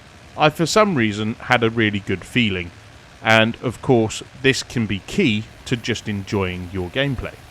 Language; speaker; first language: English; native; English